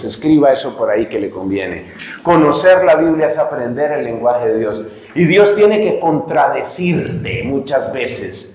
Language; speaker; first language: Spanish; native; Spanish